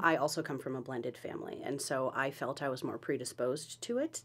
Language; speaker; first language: English; native; English